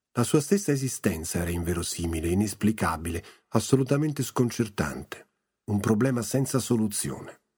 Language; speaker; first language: Italian; native; Italian